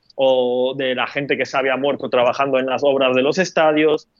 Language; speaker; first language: Spanish; non-native, fluent; Turkish